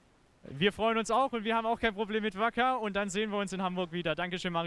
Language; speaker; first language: German; native; German